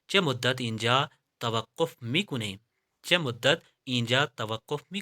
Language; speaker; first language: Persian; non-native, fluent; Urdu